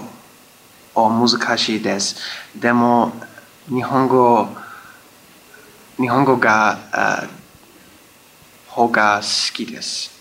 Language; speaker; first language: Japanese; non-native, learner; English